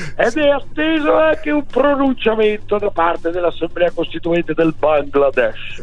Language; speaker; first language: Italian; native; Italian